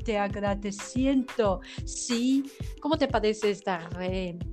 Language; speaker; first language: Spanish; non-native, learner; Chinese